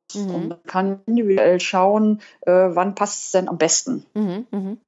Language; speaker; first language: German; native; German